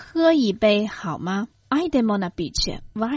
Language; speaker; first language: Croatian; non-native, fluent; Chinese